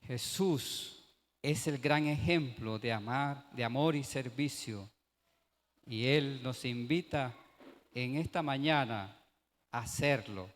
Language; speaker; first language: Spanish; native; Spanish